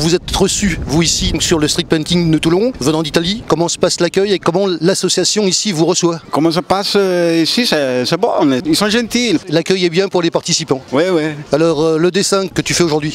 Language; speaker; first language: French; native; French